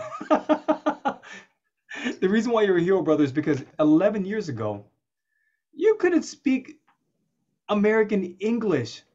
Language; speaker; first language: English; native; English